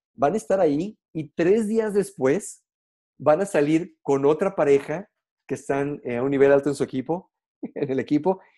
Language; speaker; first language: Spanish; native; Spanish